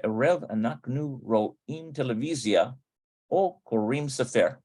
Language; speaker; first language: Hebrew; non-native, learner; English